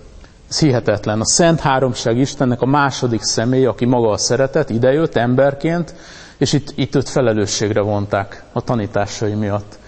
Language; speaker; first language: Hungarian; native; Hungarian